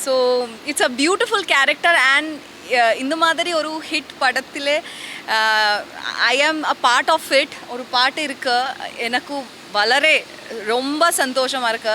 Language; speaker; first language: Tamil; non-native, learner; Malayalam